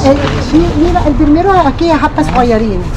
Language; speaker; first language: Spanish; non-native, learner; Filipino